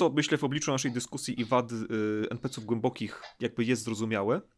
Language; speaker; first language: Polish; native; Polish